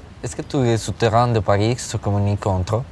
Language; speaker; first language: French; non-native, learner; Spanish